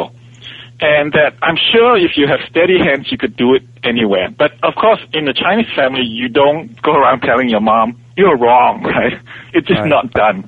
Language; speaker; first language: English; non-native, local second language; Cantonese